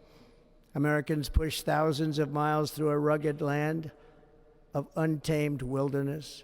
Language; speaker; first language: English; native; English